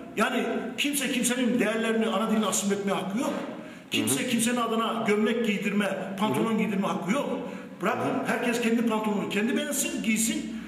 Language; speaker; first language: Turkish; native; Turkish